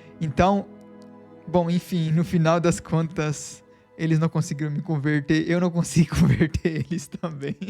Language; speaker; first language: Portuguese; non-native, fluent; Bangla